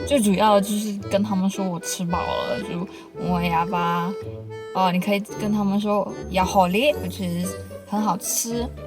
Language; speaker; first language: Chinese; early bilingual, heritage; Chinese